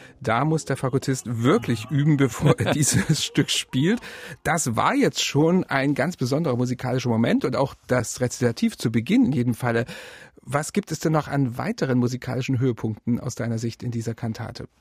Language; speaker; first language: German; native; German